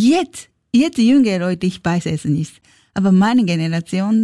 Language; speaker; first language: German; non-native, learner; Japanese